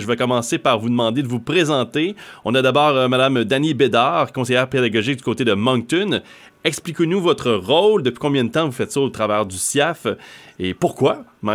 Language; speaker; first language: French; native; French